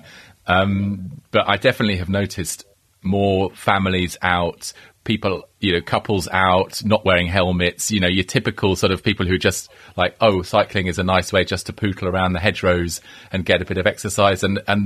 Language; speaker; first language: English; native; English